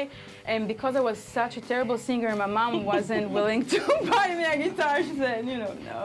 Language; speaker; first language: English; non-native, fluent; Hebrew